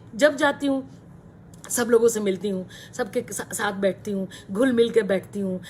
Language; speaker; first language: Hindi; native; Hindi